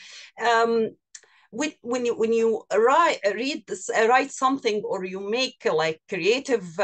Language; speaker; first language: English; non-native, fluent; Arabic